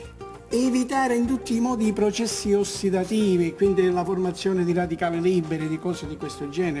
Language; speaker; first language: Italian; native; Italian